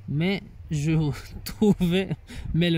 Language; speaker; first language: French; non-native, learner; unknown